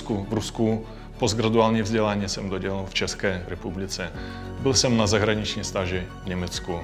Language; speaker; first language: Czech; non-native, fluent; Russian